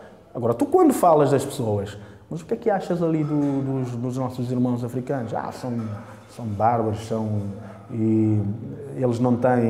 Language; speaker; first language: Portuguese; non-native, local second language; Kabuverdianu